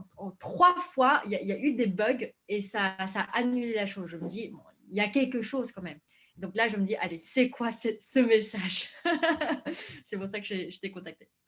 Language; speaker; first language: French; non-native, fluent; Vietnamese